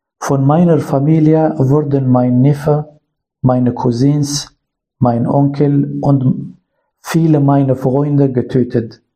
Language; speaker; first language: German; non-native, learner; Kurdish